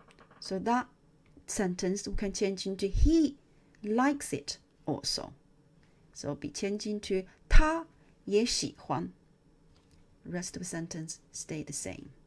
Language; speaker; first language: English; non-native, fluent; Chinese